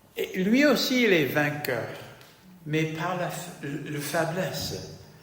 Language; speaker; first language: French; non-native, fluent; English